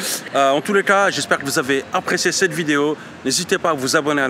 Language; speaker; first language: French; native; French